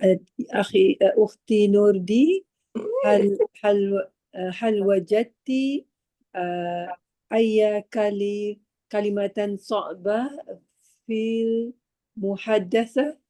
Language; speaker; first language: Arabic; non-native, learner; Malay